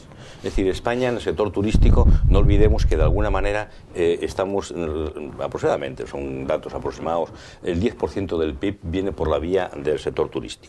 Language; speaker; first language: Spanish; native; Spanish